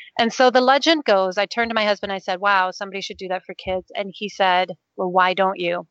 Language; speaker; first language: English; non-native, fluent; Danish